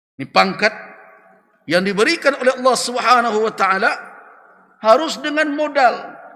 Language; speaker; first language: Malay; non-native, local second language; Minangkabau